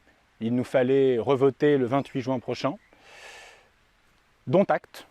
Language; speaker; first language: French; native; French